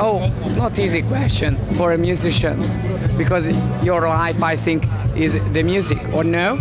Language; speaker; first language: English; non-native, learner; Hungarian